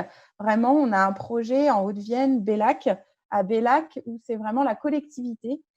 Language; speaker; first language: French; native; French